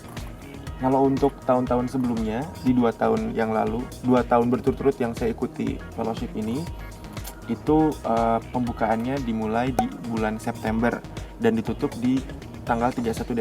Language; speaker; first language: Indonesian; native; Indonesian